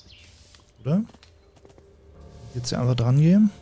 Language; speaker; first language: German; native; German